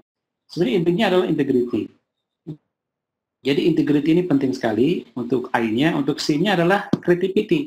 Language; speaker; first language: Indonesian; native; Indonesian